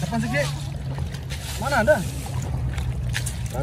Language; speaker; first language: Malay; non-native, learner; Bangla